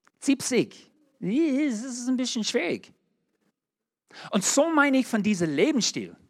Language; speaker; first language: German; non-native, learner; English